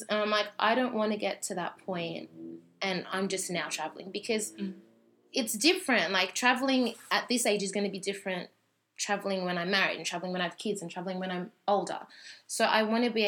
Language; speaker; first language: English; native; English